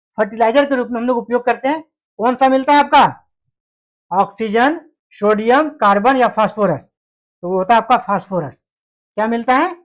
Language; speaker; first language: Hindi; native; Hindi